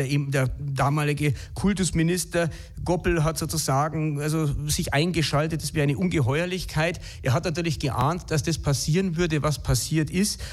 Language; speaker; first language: German; native; German